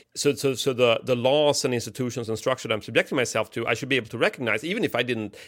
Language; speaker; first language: English; non-native, fluent; Swedish